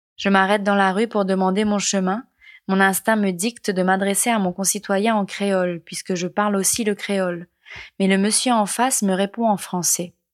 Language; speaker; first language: French; non-native, local second language; Morisyen